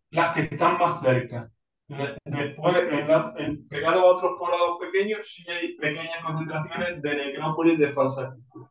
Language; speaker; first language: Spanish; native; Spanish